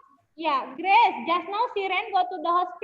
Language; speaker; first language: English; non-native, learner; Indonesian